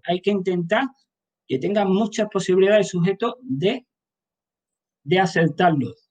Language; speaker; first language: Spanish; native; Spanish